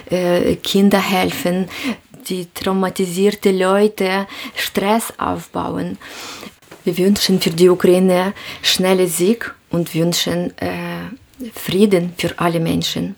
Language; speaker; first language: German; non-native, learner; Ukrainian